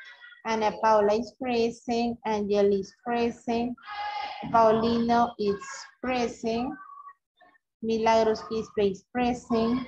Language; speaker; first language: English; non-native, fluent; Spanish